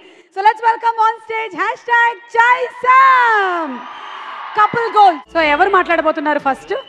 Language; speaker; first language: Telugu; native; Telugu